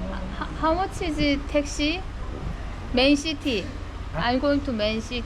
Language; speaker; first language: English; non-native, learner; Korean